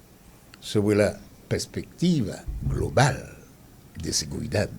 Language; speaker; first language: Spanish; non-native, fluent; Haitian Creole